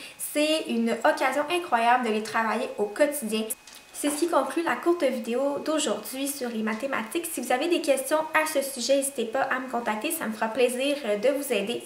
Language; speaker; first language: French; native; French